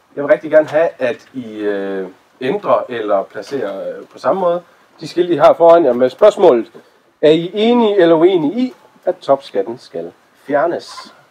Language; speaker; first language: Danish; native; Danish